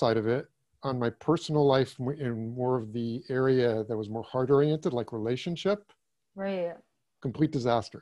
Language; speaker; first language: English; early bilingual, other home language; German